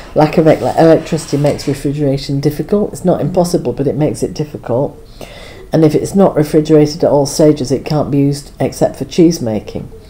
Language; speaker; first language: English; native; English